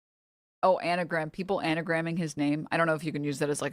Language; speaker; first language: English; native; English